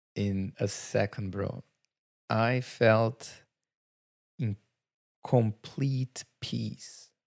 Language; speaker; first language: English; non-native, fluent; Portuguese